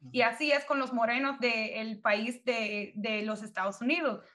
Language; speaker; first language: Spanish; non-native, fluent; English